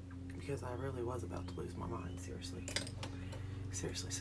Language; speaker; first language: English; native; English